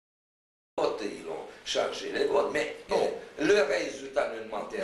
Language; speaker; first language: French; non-native, fluent; Romanian